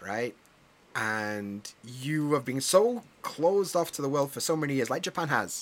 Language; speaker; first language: English; native; English